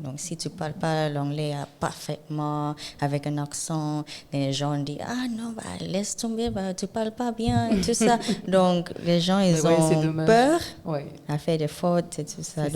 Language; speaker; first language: French; non-native, learner; Zulu